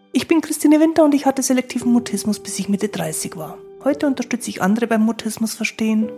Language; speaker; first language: German; native; German